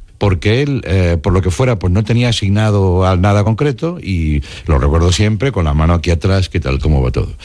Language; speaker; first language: Spanish; non-native, local second language; Catalan